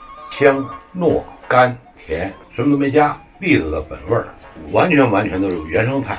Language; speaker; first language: Chinese; native; Chinese